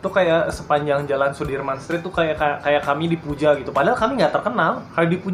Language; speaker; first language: Indonesian; native; Indonesian